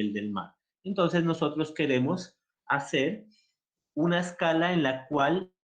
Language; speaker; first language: Spanish; native; Spanish